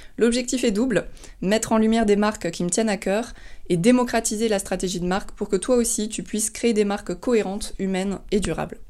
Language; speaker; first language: French; native; French